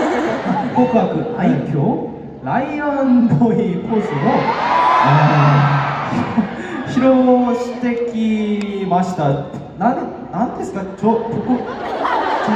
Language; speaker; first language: Japanese; non-native, learner; Korean